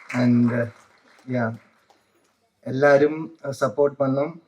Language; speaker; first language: Tamil; non-native, learner; Malayalam